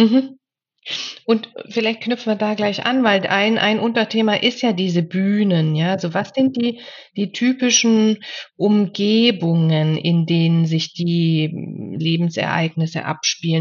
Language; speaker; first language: German; native; German